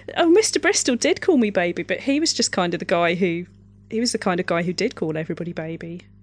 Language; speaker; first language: English; native; English